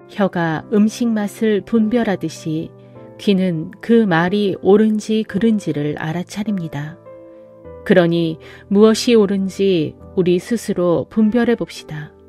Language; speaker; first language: Korean; native; Korean